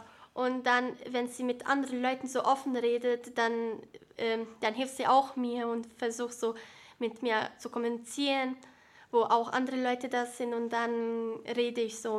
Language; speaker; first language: German; early bilingual, other home language; Bosnian